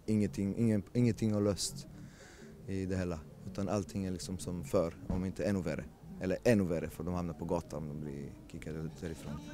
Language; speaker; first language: Swedish; early bilingual, other home language; Romanian